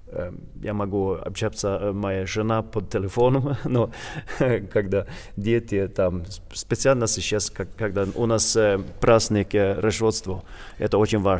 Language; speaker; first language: Russian; non-native, learner; Swedish